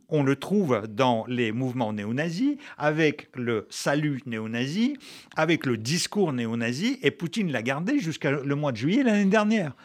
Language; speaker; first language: French; non-native, fluent; Russian